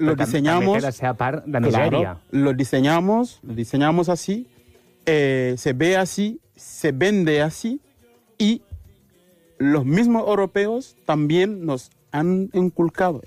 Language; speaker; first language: Spanish; non-native, fluent; Wolof